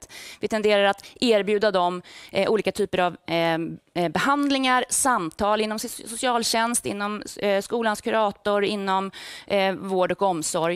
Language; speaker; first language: Swedish; native; Swedish